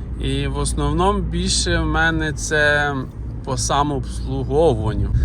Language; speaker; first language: Ukrainian; native; Ukrainian